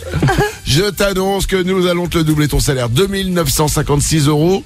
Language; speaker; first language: French; native; French